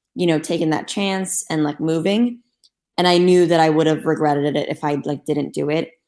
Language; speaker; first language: English; non-native, fluent; Turkish